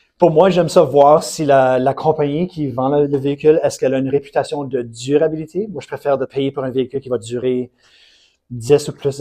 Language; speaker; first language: French; non-native, local second language; English